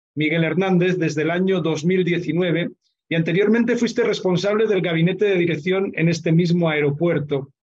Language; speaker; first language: Spanish; native; Spanish